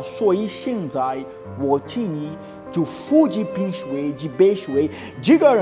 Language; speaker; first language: Chinese; non-native, fluent; Portuguese